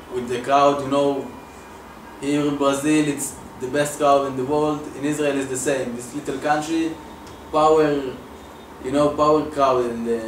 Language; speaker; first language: English; non-native, learner; Hebrew